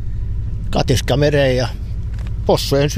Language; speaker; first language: Finnish; native; Finnish